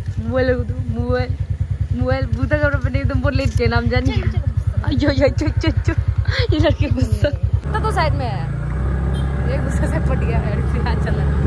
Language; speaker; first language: Hindi; non-native, local second language; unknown